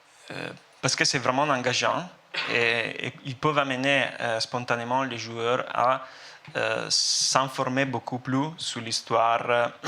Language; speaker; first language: French; non-native, fluent; Italian